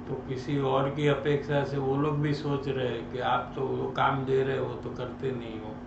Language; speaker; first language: Hindi; non-native, local second language; Gujarati